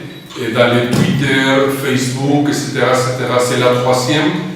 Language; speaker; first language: French; non-native, fluent; Spanish